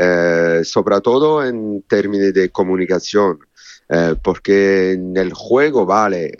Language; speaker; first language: Spanish; non-native, learner; French